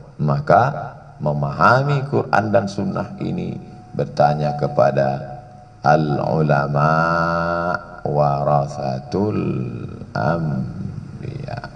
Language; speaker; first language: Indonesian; native; Indonesian